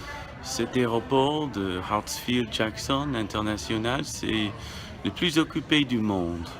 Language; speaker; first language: French; non-native, fluent; English